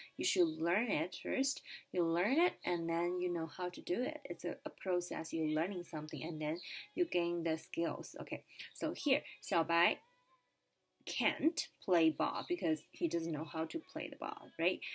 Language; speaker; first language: English; non-native, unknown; Chinese